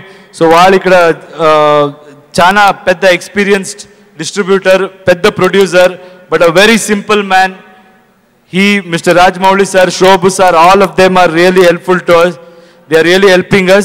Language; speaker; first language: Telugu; non-native, learner; Kannada